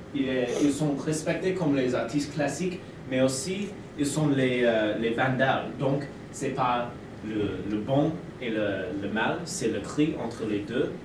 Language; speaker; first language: French; non-native, learner; English